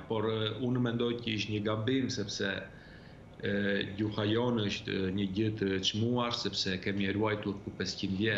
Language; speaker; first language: Albanian; early bilingual, heritage; Albanian